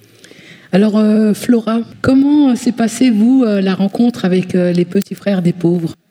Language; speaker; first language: French; native; French